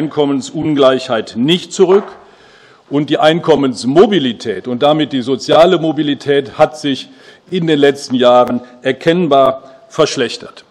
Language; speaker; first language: German; native; German